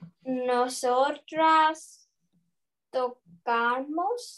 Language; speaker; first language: Spanish; non-native, learner; English